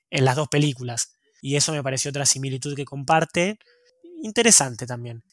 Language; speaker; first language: Spanish; native; Spanish